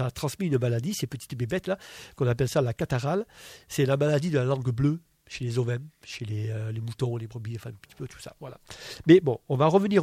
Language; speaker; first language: French; native; French